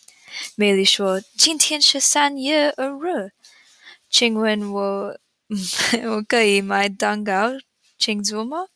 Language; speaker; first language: Chinese; non-native, learner; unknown